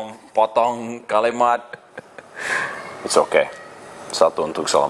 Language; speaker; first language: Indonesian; non-native, learner; English